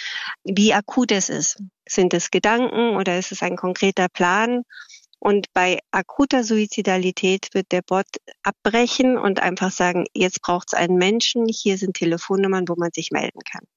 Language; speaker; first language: German; native; German